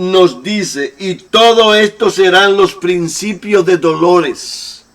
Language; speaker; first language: Spanish; native; Spanish